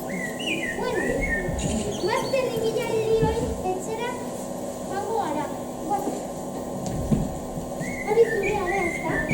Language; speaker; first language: Basque; non-native, local second language; Spanish